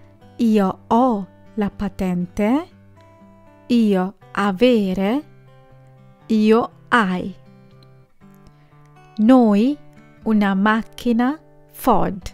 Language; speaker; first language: Italian; non-native, fluent; Sinhala